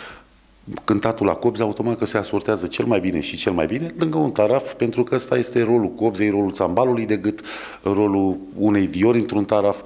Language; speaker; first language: Romanian; native; Romanian